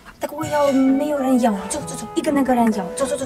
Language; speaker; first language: Chinese; non-native, learner; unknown